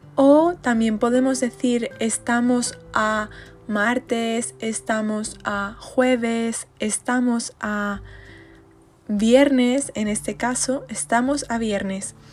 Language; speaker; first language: Spanish; native; Spanish